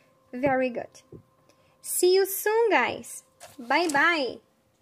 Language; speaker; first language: English; non-native, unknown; Portuguese